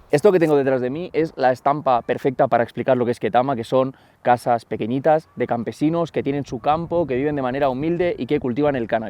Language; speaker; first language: Spanish; native; Spanish